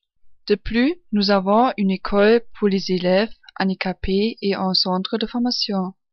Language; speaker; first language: French; non-native, learner; German